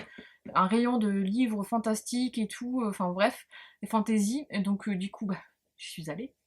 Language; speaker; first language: French; native; French